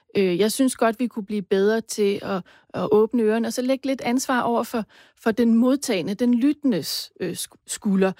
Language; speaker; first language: Danish; native; Danish